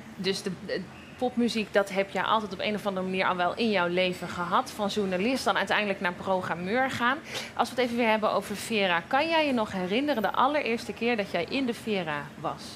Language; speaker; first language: Dutch; native; Dutch